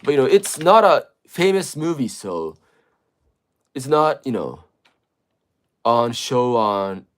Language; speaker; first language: English; non-native, fluent; Japanese